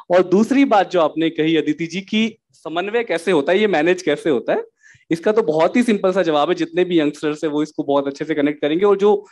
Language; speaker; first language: Hindi; native; Hindi